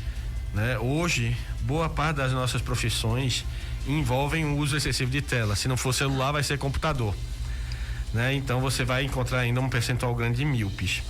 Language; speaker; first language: Portuguese; native; Portuguese